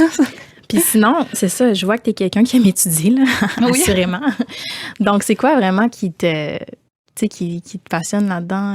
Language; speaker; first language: French; native; French